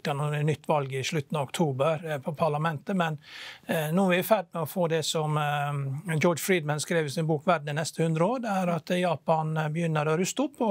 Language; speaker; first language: Norwegian; native; Norwegian